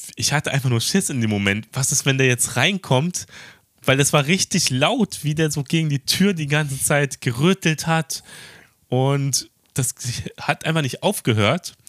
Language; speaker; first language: German; native; German